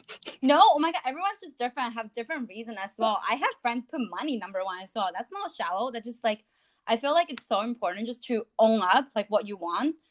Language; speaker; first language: English; non-native, fluent; Chinese